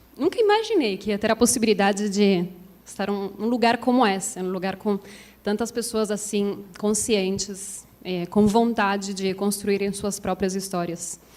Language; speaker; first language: Portuguese; non-native, fluent; Italian